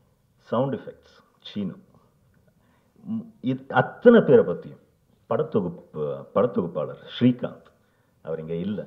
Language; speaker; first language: Tamil; native; Tamil